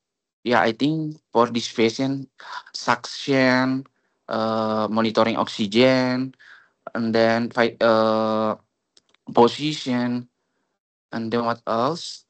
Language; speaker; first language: English; non-native, learner; Indonesian